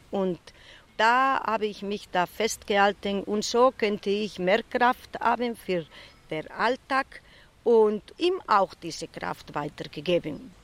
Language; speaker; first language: German; non-native, fluent; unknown